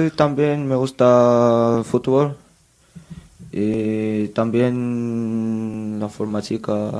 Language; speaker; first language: Spanish; non-native, learner; Arabic